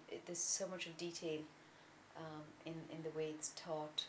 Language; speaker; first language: English; non-native, local second language; Tamil